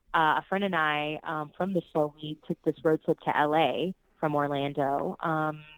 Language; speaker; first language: English; early bilingual, other home language; Spanish